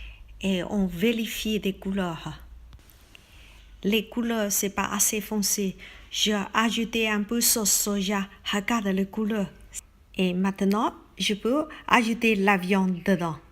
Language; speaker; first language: French; non-native, learner; Chinese